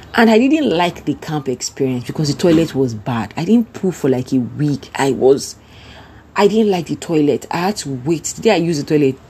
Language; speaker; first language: English; non-native, local second language; Yoruba